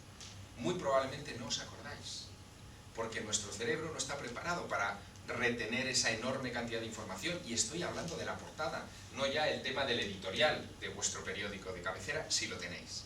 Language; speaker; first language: Spanish; native; Spanish